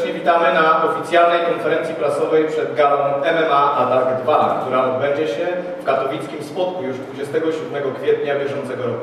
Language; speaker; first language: Polish; native; Polish